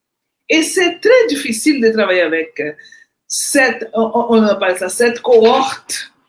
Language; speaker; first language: French; non-native, fluent; Portuguese